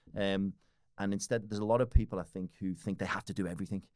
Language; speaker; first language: English; native; English